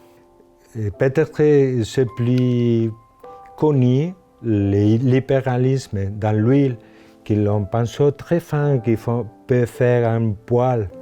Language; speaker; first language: French; non-native, fluent; Spanish